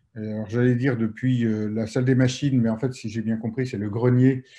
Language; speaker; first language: French; native; French